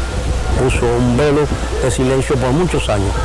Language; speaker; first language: Spanish; native; Spanish